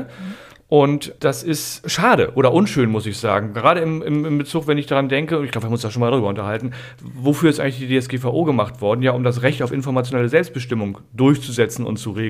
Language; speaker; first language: German; native; German